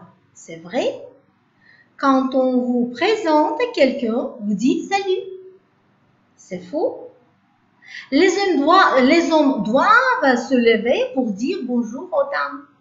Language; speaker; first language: French; non-native, learner; Uzbek